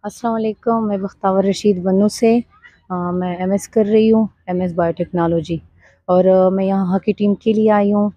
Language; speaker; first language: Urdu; non-native, local second language; Pashto